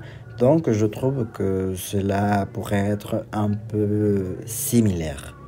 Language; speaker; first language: French; non-native, learner; Spanish